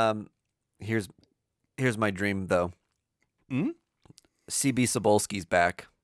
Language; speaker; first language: English; native; English